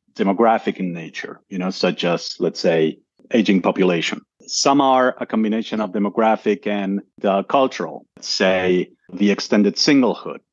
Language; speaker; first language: English; non-native, fluent; Spanish